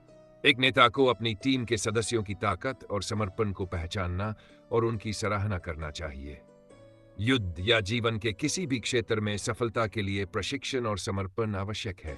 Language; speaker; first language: Hindi; native; Hindi